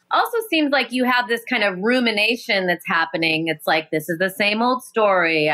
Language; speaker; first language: English; native; English